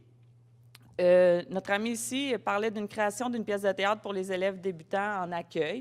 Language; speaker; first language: French; native; French